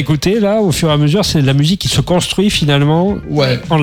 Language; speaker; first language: French; native; French